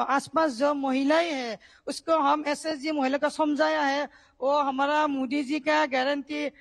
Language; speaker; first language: Hindi; non-native, local second language; Assamese